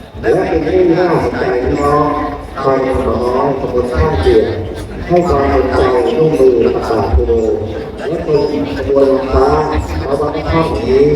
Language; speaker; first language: Thai; native; Thai